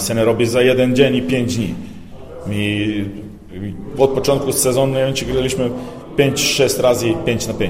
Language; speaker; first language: Polish; non-native, learner; Serbian